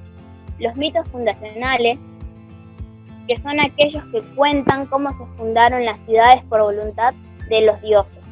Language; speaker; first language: Spanish; native; Spanish